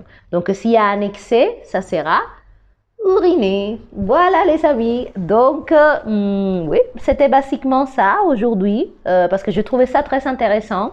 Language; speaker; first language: French; non-native, fluent; Spanish